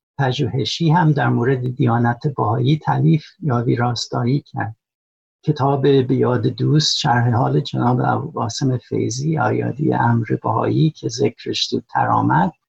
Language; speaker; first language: Persian; non-native, fluent; English